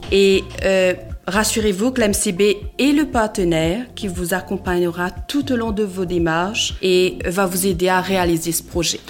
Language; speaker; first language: French; non-native, local second language; Morisyen